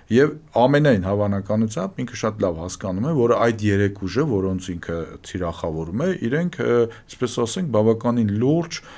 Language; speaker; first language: Armenian; native; Armenian